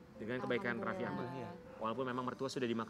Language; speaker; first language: Indonesian; native; Indonesian